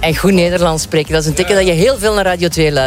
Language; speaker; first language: Dutch; native; Dutch